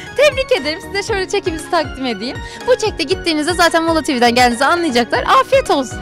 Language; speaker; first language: Turkish; native; Turkish